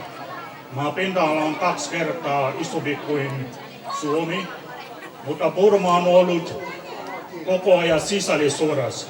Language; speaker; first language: Finnish; non-native, fluent; Burmese